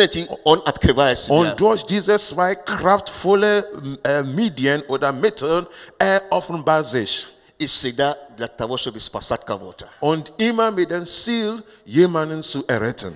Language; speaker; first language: German; non-native, learner; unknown